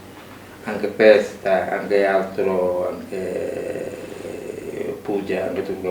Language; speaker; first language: Italian; non-native, learner; Bangla